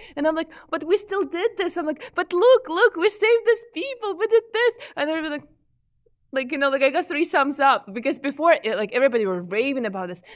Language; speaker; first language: English; non-native, fluent; Ukrainian